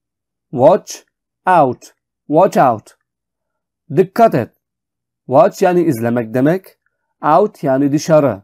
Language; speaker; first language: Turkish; non-native, fluent; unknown